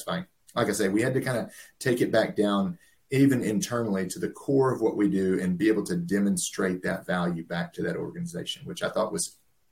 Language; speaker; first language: English; native; English